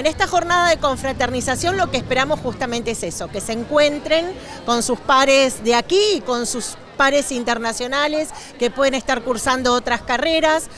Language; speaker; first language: Spanish; native; Spanish